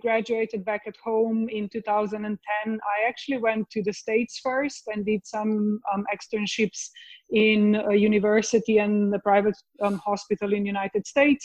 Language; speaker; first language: English; non-native, fluent; Slovenian